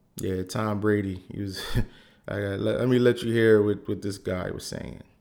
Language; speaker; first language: English; native; English